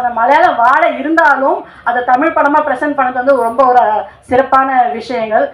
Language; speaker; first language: Tamil; non-native, local second language; Telugu